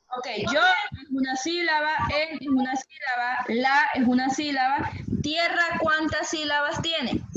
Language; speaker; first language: Spanish; native; Spanish